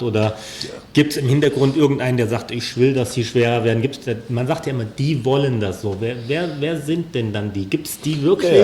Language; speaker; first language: German; native; German